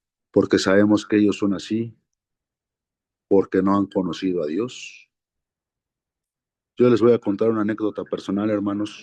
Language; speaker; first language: Spanish; native; Spanish